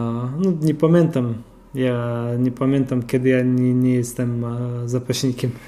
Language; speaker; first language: Polish; non-native, fluent; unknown